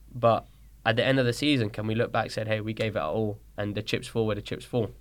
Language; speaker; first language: English; early bilingual, other home language; Spanish